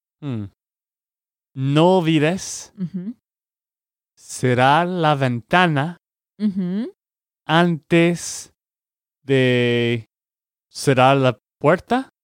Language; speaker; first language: Spanish; non-native, learner; English